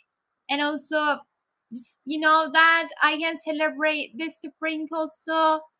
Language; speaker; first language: English; non-native, fluent; Turkish